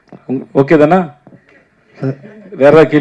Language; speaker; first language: Tamil; native; Tamil